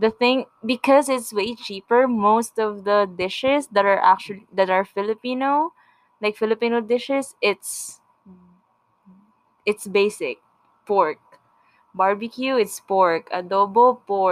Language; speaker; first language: English; non-native, local second language; Filipino